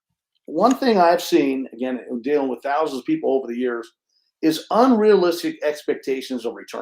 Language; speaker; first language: English; native; English